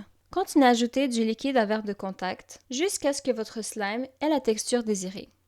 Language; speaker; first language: French; native; French